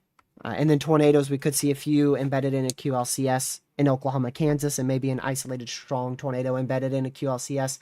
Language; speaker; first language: English; native; English